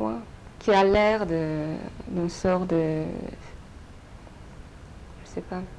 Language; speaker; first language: French; non-native, fluent; Polish